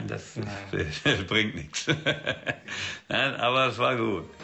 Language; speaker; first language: Dutch; early bilingual, heritage; German